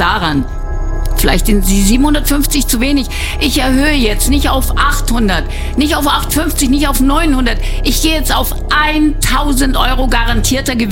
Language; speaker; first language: German; native; German